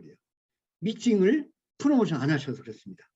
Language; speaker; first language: Korean; native; Korean